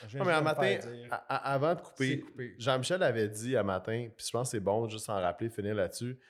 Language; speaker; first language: French; native; French